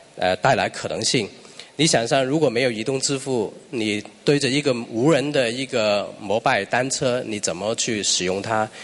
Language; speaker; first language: Chinese; non-native, local second language; Cantonese